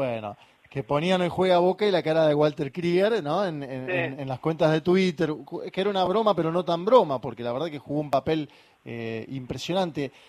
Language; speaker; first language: Spanish; native; Spanish